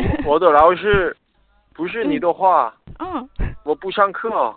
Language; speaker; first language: Chinese; non-native, learner; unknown